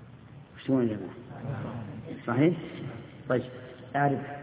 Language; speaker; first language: Arabic; native; Arabic